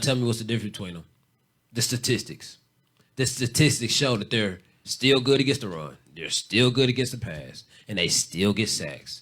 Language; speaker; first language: English; native; English